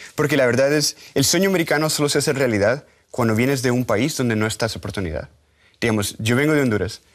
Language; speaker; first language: Spanish; native; Spanish